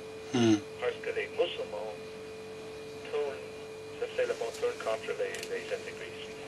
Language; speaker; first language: French; non-native, fluent; English